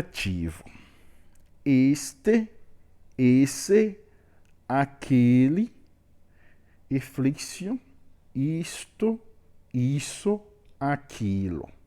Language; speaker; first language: Portuguese; non-native, learner; Haitian Creole